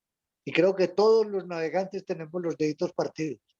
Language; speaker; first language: Spanish; native; Spanish